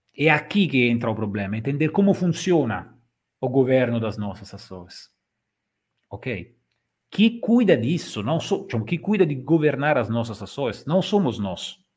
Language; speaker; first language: Portuguese; non-native, fluent; Italian